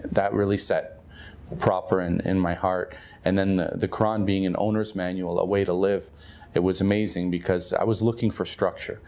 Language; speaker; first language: English; native; English